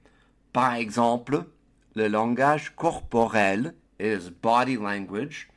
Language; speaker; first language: French; non-native, fluent; English